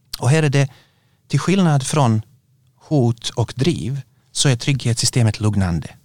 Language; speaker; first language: Swedish; non-native, fluent; Bosnian